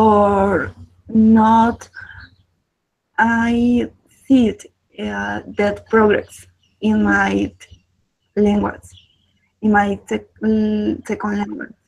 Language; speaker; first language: English; non-native, learner; Spanish